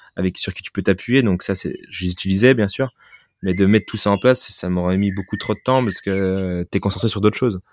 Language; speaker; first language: French; native; French